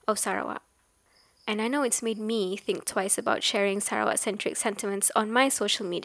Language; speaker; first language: English; non-native, local second language; Malay